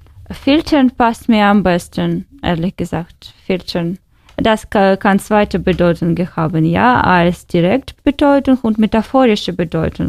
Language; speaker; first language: German; non-native, learner; Russian